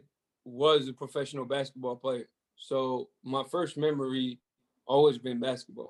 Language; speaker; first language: English; non-native, fluent; French